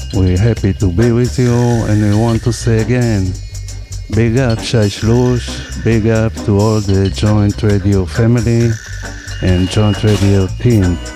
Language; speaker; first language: English; non-native, fluent; Hebrew